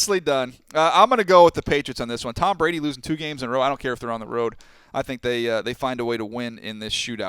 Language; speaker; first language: English; native; English